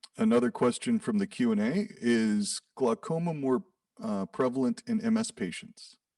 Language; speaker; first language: English; native; English